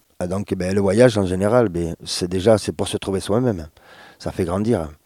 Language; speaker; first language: French; early bilingual, other home language; Spanish